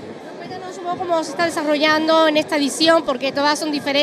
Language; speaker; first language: Spanish; native; Spanish